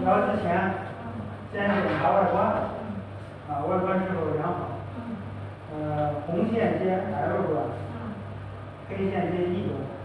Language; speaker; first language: Chinese; native; Chinese